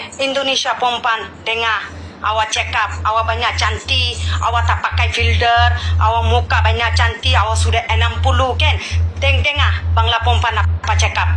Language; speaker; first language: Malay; non-native, learner; Bangla